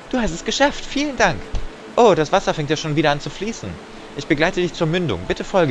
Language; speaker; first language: German; native; German